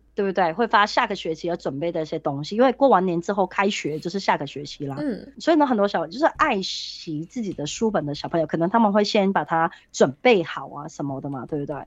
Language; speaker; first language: Chinese; non-native, local second language; Cantonese